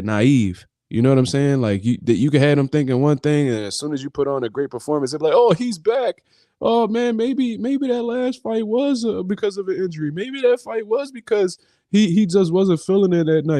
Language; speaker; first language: English; native; English